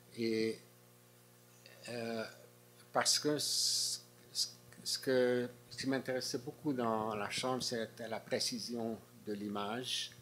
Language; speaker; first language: French; non-native, fluent; Hungarian